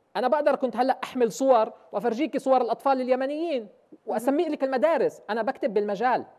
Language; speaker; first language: Arabic; native; Arabic